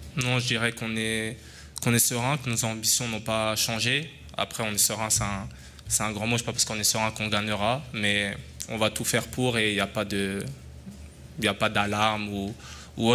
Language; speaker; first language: French; native; French